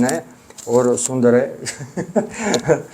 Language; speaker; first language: Hindi; non-native, learner; Italian